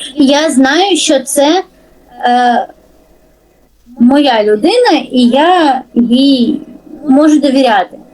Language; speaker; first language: Ukrainian; non-native, learner; Russian